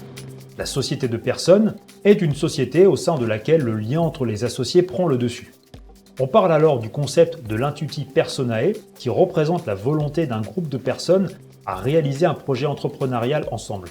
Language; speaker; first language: French; native; French